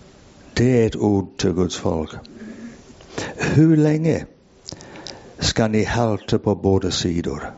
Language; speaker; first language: Swedish; non-native, fluent; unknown